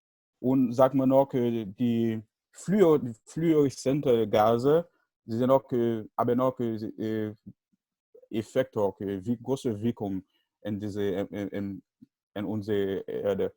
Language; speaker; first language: German; non-native, learner; Haitian Creole